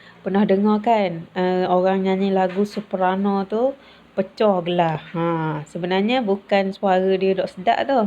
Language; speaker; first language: Malay; native; Malay